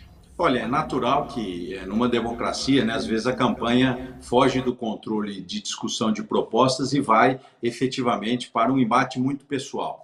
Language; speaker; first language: Portuguese; native; Portuguese